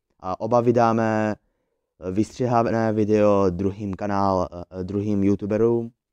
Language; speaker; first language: Czech; early bilingual, other home language; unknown